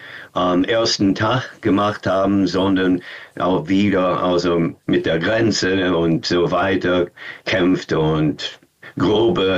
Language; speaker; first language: German; non-native, fluent; English